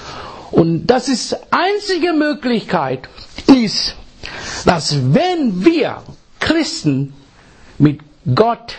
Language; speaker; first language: German; non-native, fluent; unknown